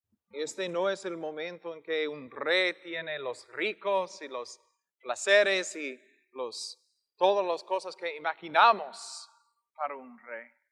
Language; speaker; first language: Spanish; non-native, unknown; English